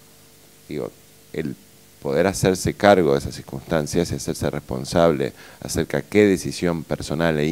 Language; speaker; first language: Spanish; native; Spanish